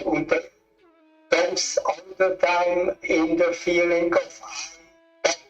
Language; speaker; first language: English; non-native, learner; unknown